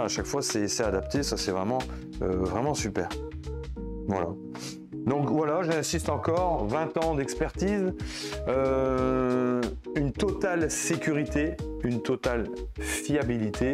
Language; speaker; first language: French; native; French